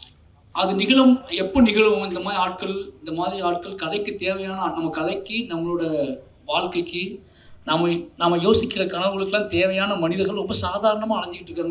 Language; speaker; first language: Tamil; native; Tamil